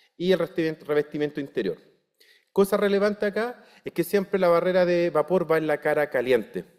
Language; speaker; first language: Spanish; native; Spanish